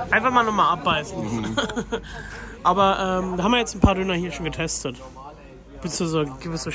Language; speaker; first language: German; native; German